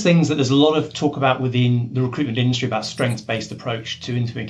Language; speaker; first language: English; native; English